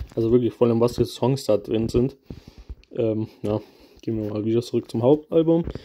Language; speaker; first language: German; early bilingual, other home language; Kurdish